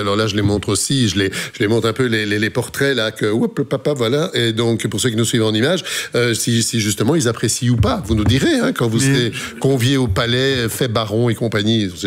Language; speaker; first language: French; native; French